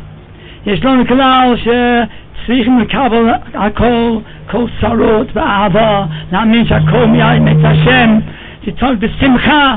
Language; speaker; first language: Hebrew; non-native, fluent; English